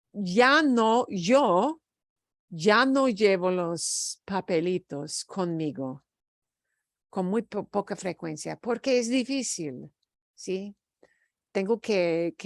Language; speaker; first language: Spanish; non-native, fluent; English